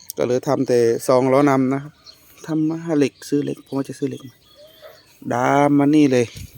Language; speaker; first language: Thai; native; Thai